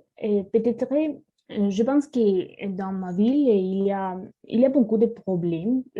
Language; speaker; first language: French; non-native, learner; Spanish